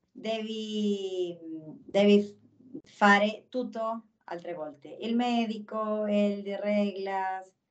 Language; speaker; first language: Italian; non-native, learner; Spanish